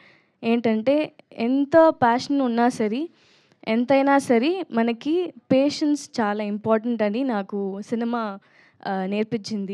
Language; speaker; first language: Telugu; non-native, learner; Tamil